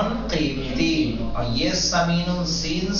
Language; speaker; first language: Urdu; native; Urdu